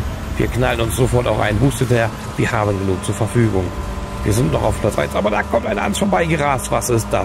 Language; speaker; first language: German; native; German